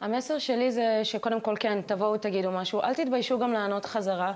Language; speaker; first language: Hebrew; native; Hebrew